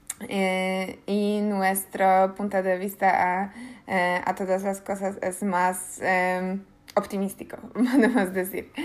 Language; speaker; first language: Spanish; non-native, learner; Polish